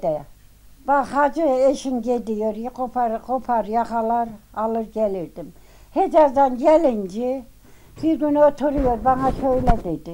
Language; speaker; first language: Turkish; native; Turkish